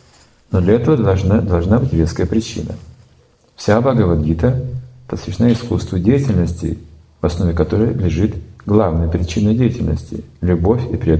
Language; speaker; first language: Russian; native; Russian